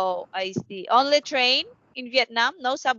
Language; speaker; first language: English; non-native, fluent; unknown